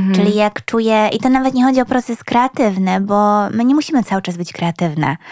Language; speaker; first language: Polish; early bilingual, heritage; Polish